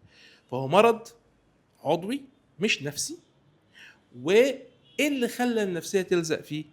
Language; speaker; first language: Arabic; native; Arabic